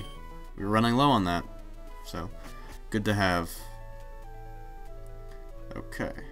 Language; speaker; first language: English; native; English